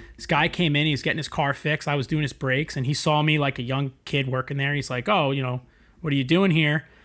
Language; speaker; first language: English; native; English